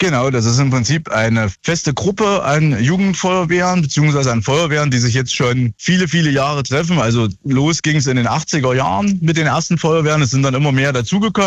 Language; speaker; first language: German; native; German